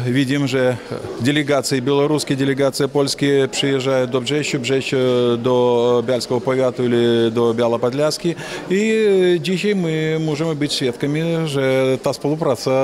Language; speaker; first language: Polish; non-native, learner; Russian